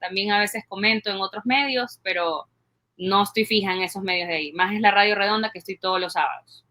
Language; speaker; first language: Spanish; native; Spanish